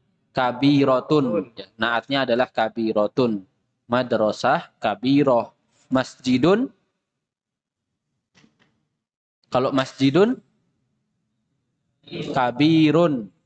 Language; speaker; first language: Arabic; non-native, fluent; Indonesian